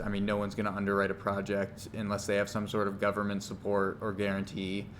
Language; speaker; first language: English; native; English